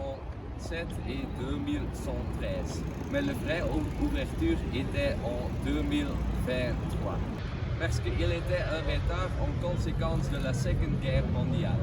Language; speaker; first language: French; non-native, learner; Dutch